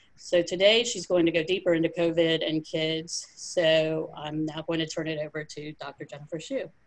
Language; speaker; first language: English; native; English